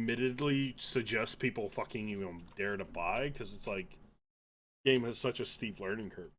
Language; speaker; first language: English; native; English